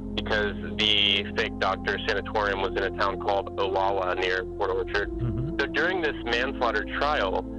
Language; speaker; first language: English; native; English